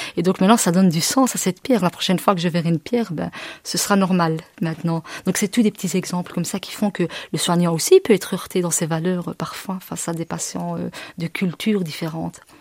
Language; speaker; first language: French; early bilingual, other home language; Arabic